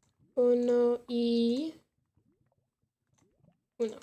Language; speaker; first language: Spanish; non-native, learner; English